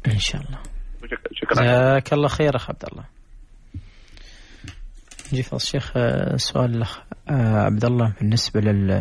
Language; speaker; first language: Arabic; native; Arabic